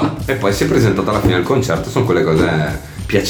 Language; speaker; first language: Italian; native; Italian